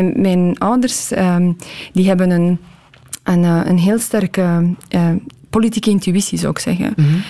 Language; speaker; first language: Dutch; early bilingual, other home language; Polish